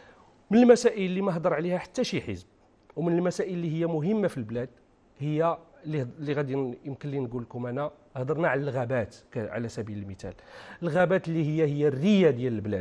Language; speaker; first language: Arabic; native; Arabic